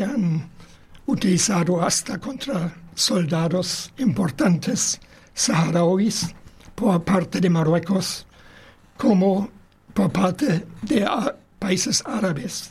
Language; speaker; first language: Spanish; non-native, fluent; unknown